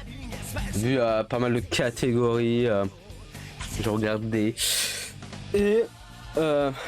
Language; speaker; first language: French; native; French